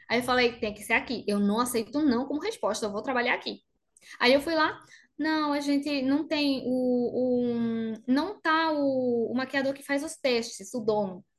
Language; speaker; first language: Portuguese; non-native, fluent; Spanish